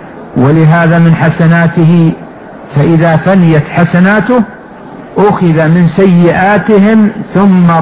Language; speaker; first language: Arabic; native; Arabic